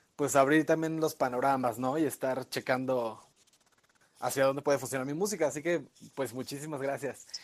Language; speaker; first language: Spanish; native; Spanish